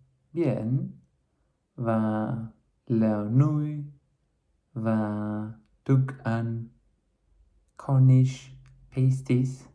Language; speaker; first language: Vietnamese; non-native, learner; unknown